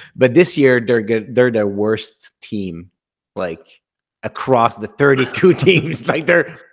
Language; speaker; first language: English; non-native, fluent; French